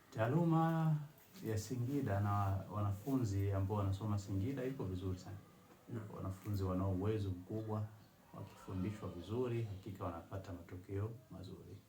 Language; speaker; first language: Swahili; non-native, local second language; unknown